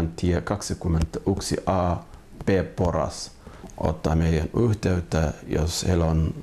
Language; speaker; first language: Finnish; non-native, fluent; Somali